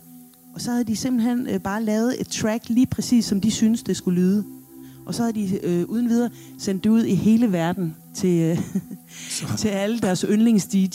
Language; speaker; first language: Danish; native; Danish